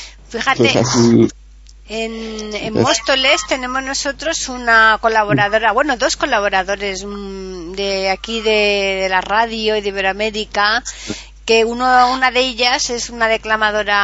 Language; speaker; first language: Spanish; native; Spanish